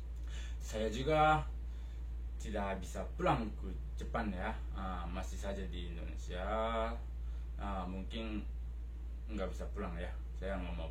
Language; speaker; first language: Indonesian; non-native, fluent; Japanese